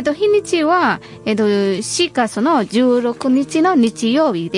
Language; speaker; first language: Japanese; non-native, learner; Burmese